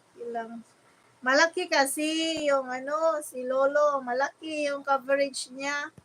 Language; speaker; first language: Filipino; non-native, local second language; Cebuano